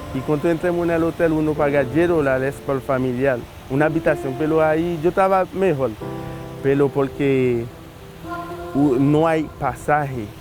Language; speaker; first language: Spanish; non-native, learner; Haitian Creole